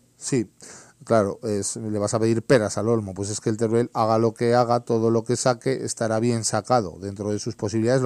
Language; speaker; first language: Spanish; native; Spanish